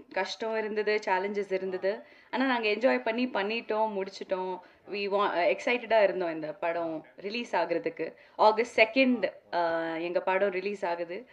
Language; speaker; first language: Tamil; non-native, local second language; Malayalam